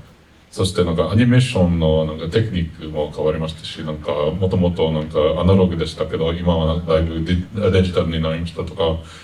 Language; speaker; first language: Japanese; non-native, fluent; English